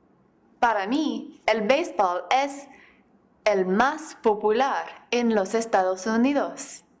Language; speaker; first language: Spanish; non-native, fluent; English